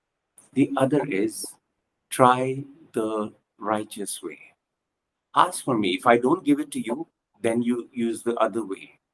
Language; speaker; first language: English; non-native, local second language; Punjabi